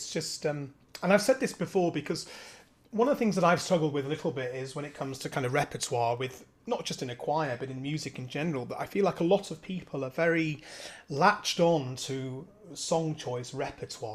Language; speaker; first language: English; native; English